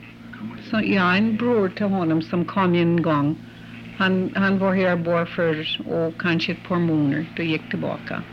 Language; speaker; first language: Swedish; early bilingual, heritage; English